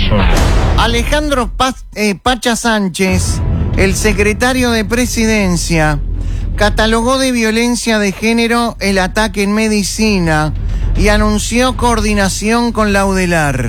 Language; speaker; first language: Spanish; native; Spanish